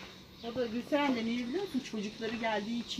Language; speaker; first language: Turkish; native; Turkish